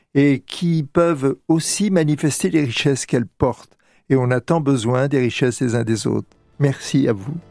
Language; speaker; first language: French; native; French